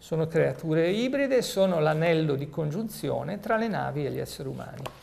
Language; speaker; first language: Italian; native; Italian